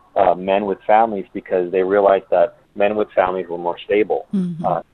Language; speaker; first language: English; early bilingual, other home language; Spanish